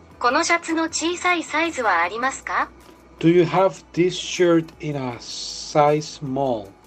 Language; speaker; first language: Japanese; non-native, learner; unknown